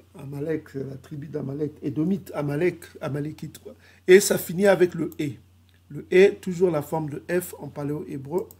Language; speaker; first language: French; non-native, local second language; Kongo